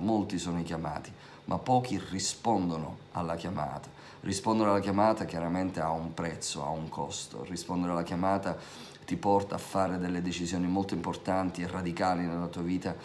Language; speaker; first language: Italian; native; Italian